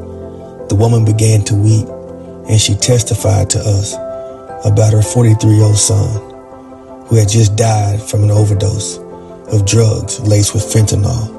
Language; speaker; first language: English; native; English